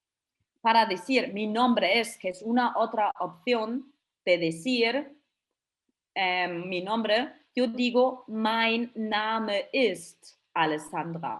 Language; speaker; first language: Spanish; non-native, fluent; German